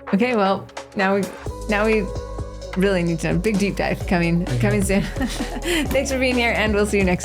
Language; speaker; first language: English; native; English